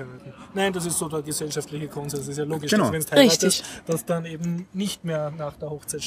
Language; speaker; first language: German; native; German